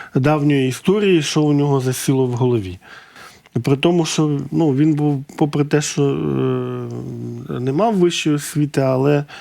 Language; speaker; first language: Ukrainian; native; Ukrainian